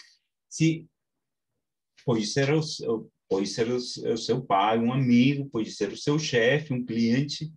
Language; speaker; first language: Portuguese; non-native, fluent; Spanish